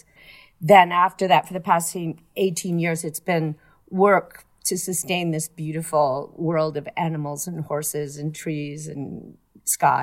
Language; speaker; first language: English; native; English